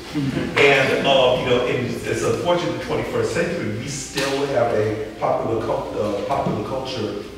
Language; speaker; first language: English; native; English